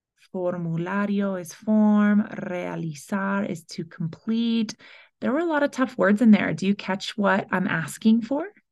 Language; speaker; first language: English; early bilingual, other home language; Spanish